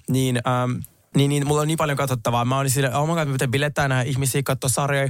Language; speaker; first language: Finnish; early bilingual, other home language; Russian